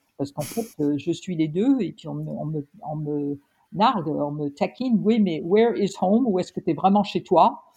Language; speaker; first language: French; non-native, fluent; English